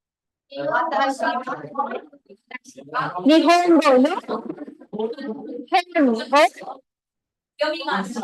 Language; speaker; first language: Japanese; non-native, fluent; Tamil